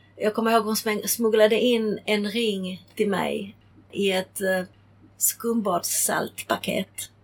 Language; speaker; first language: Swedish; early bilingual, other home language; Czech